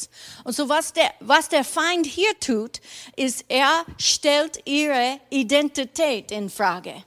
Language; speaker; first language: German; non-native, fluent; English